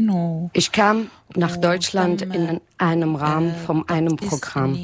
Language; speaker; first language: German; non-native, learner; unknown